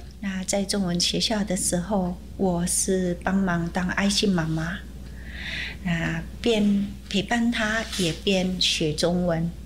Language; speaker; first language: Chinese; non-native, fluent; Indonesian